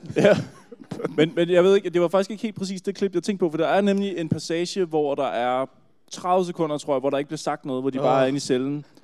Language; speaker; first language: Danish; native; Danish